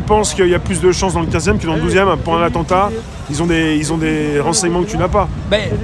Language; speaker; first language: French; native; French